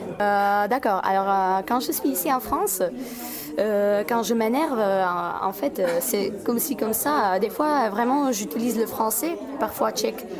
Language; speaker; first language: French; non-native, fluent; Czech